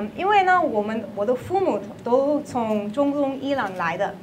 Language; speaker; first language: Chinese; non-native, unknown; English